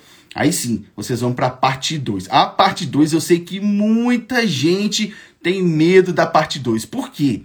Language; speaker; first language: Portuguese; native; Portuguese